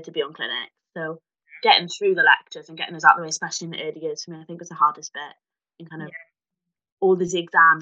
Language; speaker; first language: English; native; English